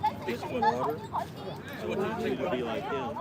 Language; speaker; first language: English; native; English